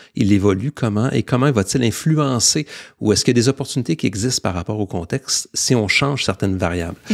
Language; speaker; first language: French; native; French